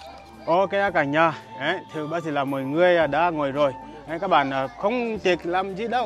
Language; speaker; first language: Vietnamese; non-native, learner; Portuguese